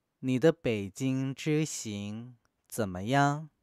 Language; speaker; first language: Chinese; non-native, fluent; Korean